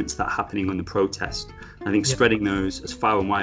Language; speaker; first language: English; native; English